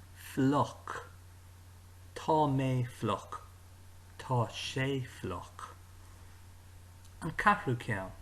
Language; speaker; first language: Irish; non-native, local second language; English